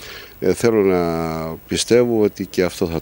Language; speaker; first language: Greek; native; Greek